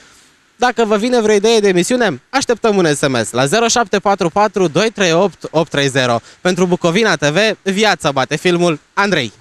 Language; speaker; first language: Romanian; native; Romanian